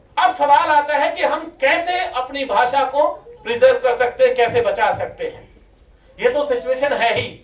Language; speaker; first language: Hindi; non-native, local second language; Rajasthani